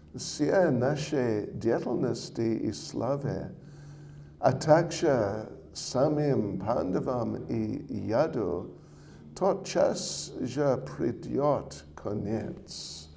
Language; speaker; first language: Russian; non-native, learner; English